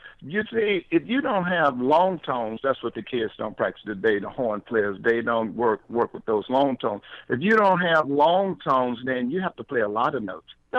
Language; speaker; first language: English; native; English